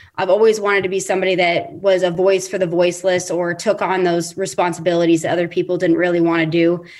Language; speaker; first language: English; native; English